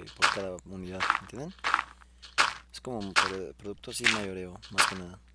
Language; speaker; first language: Spanish; native; Spanish